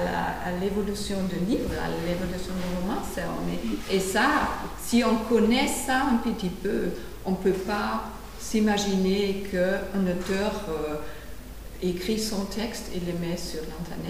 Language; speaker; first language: French; non-native, fluent; German